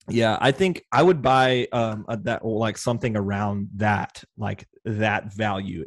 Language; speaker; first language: English; native; English